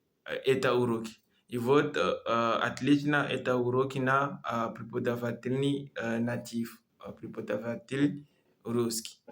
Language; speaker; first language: Russian; non-native, learner; Comorian